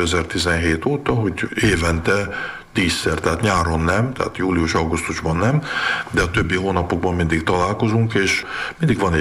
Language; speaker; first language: Hungarian; early bilingual, heritage; Hungarian